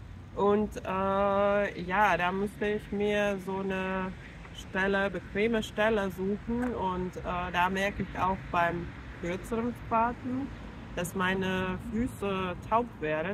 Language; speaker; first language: German; non-native, fluent; Finnish